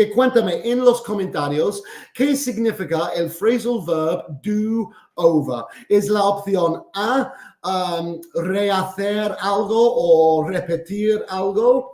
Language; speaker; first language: Spanish; non-native, fluent; English